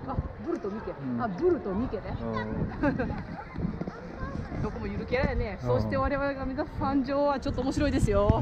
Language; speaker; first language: Japanese; native; Japanese